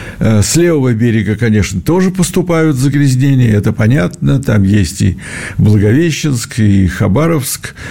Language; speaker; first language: Russian; native; Russian